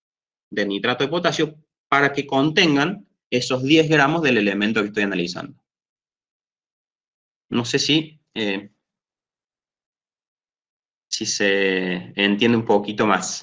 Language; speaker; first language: Spanish; native; Spanish